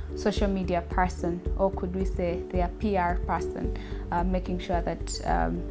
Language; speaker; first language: English; non-native, local second language; Ganda